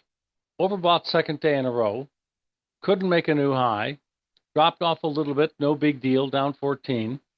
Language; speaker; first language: English; native; English